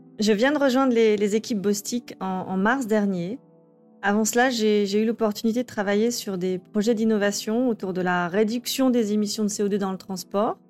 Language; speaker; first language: French; native; French